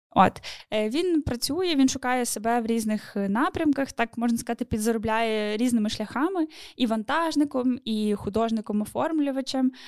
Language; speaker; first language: Ukrainian; native; Ukrainian